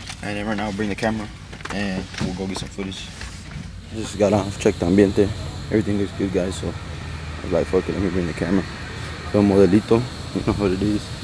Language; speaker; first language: English; early bilingual, other home language; Spanish